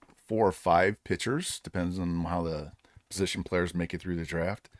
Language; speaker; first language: English; native; English